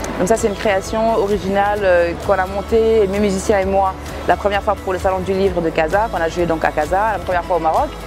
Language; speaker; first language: French; non-native, local second language; Wolof